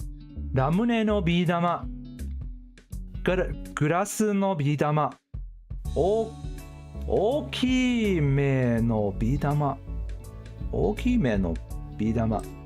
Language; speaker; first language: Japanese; non-native, learner; English